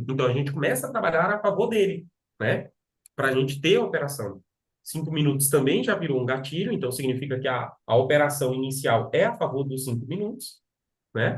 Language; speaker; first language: Portuguese; native; Portuguese